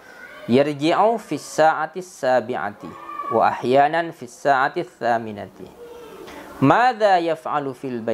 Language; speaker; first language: Arabic; non-native, fluent; Indonesian